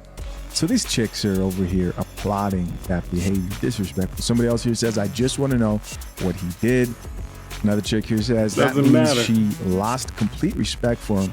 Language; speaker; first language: English; native; English